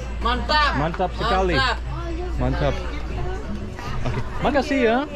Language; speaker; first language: Indonesian; non-native, learner; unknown